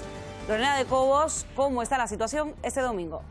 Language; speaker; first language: Spanish; native; Spanish